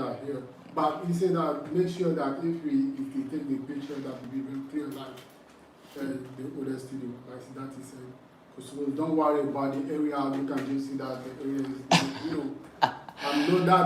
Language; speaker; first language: English; non-native, fluent; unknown